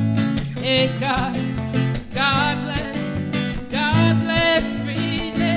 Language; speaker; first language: English; native; English